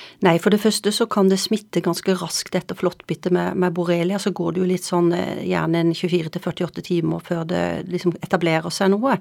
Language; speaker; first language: Norwegian; native; Norwegian